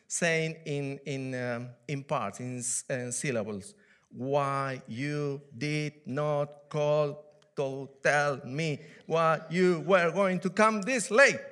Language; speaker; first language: English; non-native, fluent; Spanish